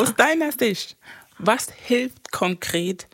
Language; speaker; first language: German; non-native, fluent; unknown